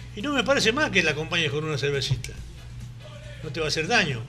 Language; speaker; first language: Spanish; native; Spanish